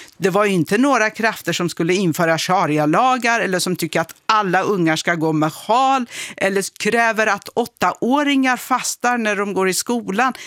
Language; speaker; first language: Swedish; early bilingual, other home language; Kurdish